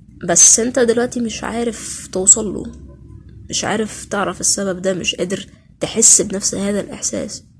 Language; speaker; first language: Arabic; native; Arabic